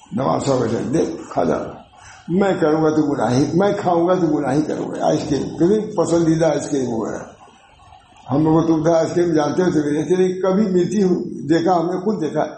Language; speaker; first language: Urdu; native; Urdu